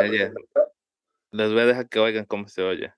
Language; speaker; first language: Spanish; early bilingual, heritage; Spanish